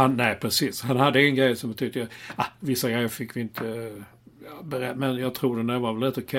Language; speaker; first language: Swedish; native; Swedish